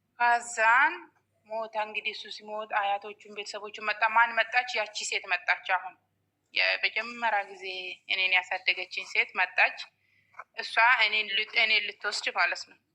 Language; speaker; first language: Amharic; non-native, local second language; Oromo